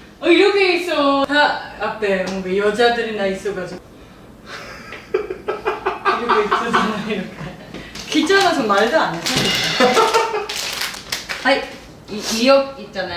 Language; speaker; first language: Korean; non-native, learner; Japanese